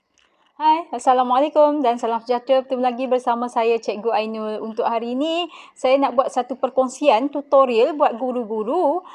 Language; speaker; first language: Malay; native; Malay